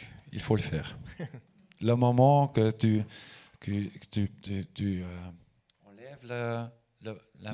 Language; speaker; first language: French; non-native, local second language; Dutch